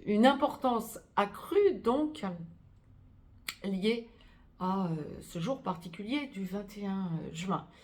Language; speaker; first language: French; native; French